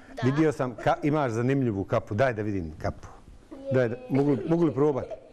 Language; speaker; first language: Bosnian; native; Bosnian